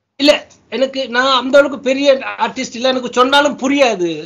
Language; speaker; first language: Tamil; early bilingual, heritage; Tamil